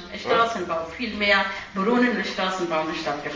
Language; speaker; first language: German; non-native, fluent; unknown